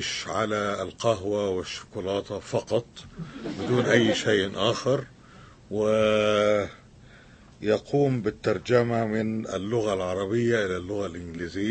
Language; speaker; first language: Arabic; native; Arabic